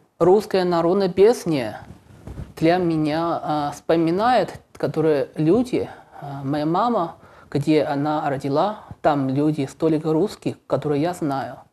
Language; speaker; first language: Russian; non-native, learner; Chinese